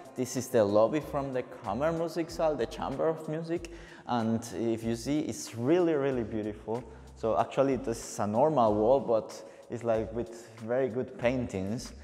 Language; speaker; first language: English; non-native, fluent; Spanish